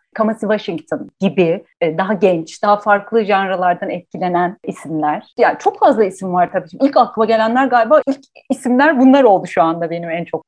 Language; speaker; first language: Turkish; native; Turkish